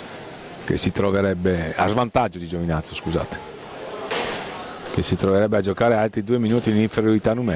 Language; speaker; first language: Italian; native; Italian